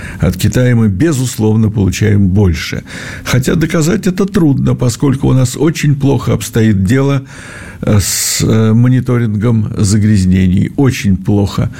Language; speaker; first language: Russian; native; Russian